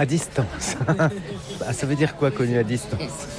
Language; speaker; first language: French; native; French